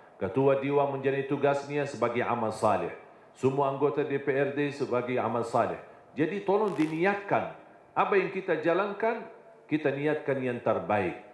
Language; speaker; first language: Indonesian; non-native, fluent; Arabic